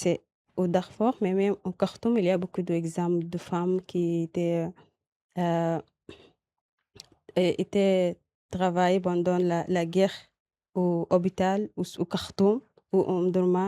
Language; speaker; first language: French; non-native, learner; Arabic